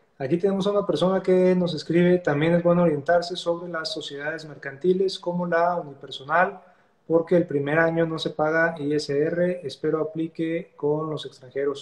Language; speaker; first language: Spanish; native; Spanish